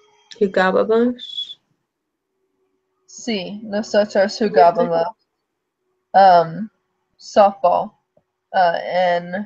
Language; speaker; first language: Spanish; non-native, learner; English